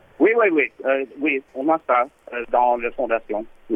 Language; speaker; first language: French; non-native, learner; English